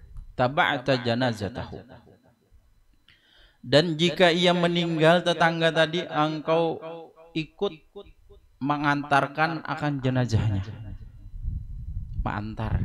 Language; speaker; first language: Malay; non-native, local second language; Banjar